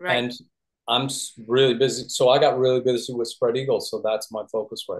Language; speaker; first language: English; native; English